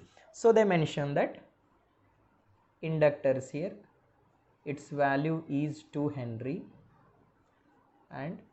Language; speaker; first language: English; non-native, local second language; Kannada